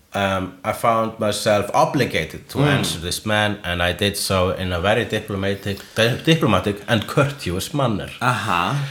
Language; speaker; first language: English; non-native, fluent; Icelandic